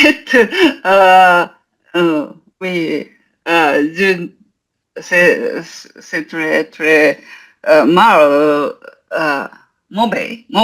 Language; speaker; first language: French; non-native, learner; Japanese